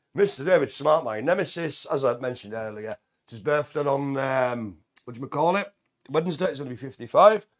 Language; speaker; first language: English; native; English